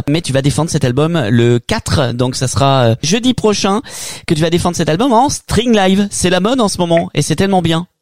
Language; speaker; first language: French; native; French